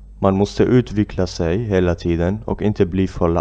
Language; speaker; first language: Swedish; non-native, fluent; Arabic